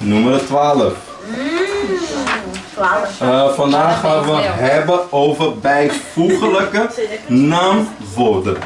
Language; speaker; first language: Dutch; non-native, learner; Portuguese